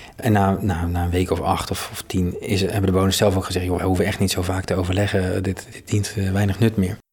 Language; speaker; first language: Dutch; native; Dutch